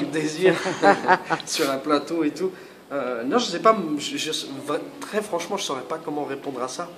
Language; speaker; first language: French; native; French